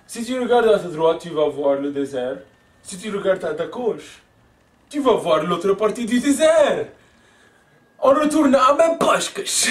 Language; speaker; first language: French; non-native, learner; English